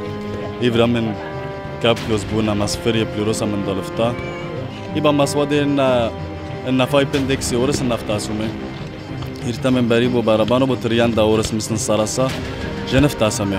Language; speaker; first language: Greek; non-native, learner; Arabic